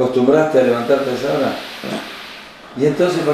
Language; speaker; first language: Spanish; native; Spanish